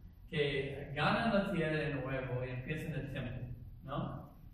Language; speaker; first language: Spanish; non-native, learner; English